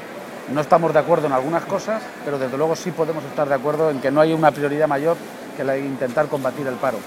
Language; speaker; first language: Spanish; native; Spanish